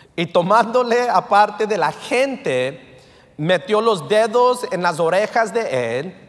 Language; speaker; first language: Spanish; early bilingual, heritage; Spanish